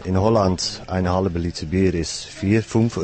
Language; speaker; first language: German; non-native, learner; Dutch